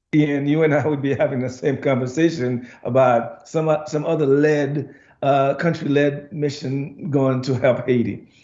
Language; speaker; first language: English; non-native, fluent; Haitian Creole